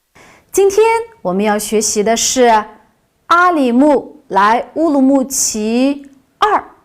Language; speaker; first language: Chinese; non-native, local second language; Uyghur